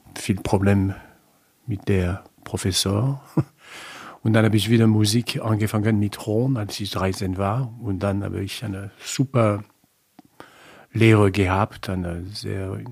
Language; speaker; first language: German; non-native, fluent; French